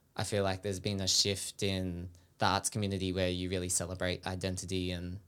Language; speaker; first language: English; native; English